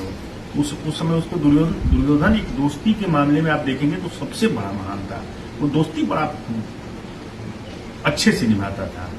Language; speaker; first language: Hindi; native; Hindi